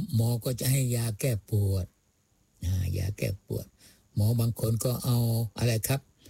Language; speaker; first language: Thai; non-native, local second language; Malay